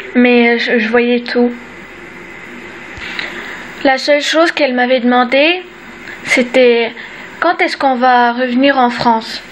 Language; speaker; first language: French; early bilingual, other home language; Armenian